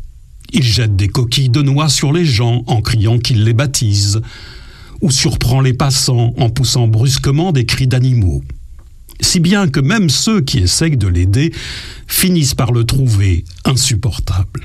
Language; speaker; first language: French; native; French